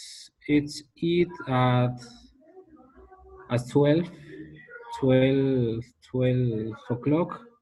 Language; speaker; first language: English; non-native, learner; Spanish